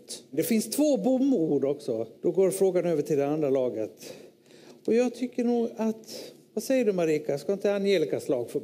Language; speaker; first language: Swedish; native; Swedish